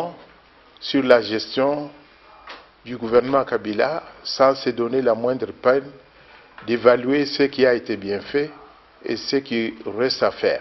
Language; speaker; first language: French; non-native, local second language; Luba-Lulua